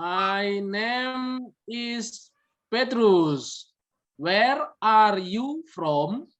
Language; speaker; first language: English; non-native, learner; Indonesian